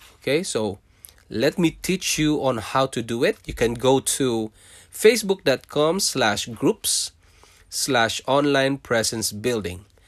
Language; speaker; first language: English; non-native, local second language; Filipino